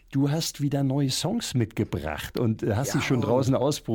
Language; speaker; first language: German; native; German